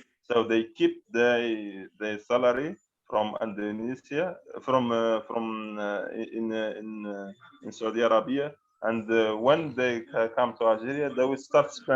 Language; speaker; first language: English; non-native, fluent; Arabic